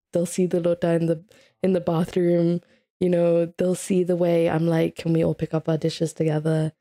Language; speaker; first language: English; early bilingual, other home language; Hindi